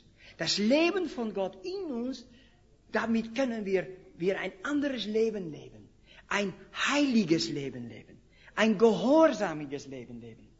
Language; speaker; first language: German; non-native, fluent; Dutch